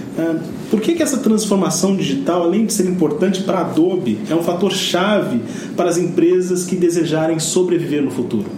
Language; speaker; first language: Portuguese; native; Portuguese